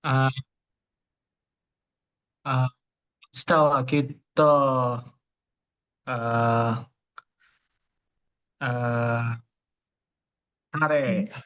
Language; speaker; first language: Japanese; non-native, learner; Indonesian